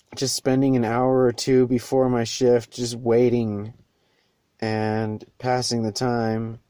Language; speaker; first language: English; native; English